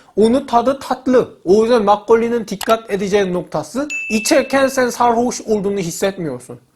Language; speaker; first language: Turkish; non-native, learner; Korean